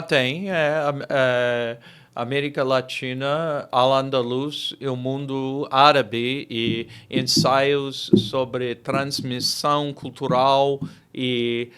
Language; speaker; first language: Portuguese; non-native, fluent; English